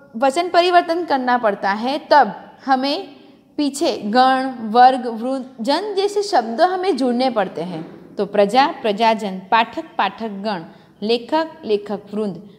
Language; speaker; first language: Hindi; non-native, local second language; Gujarati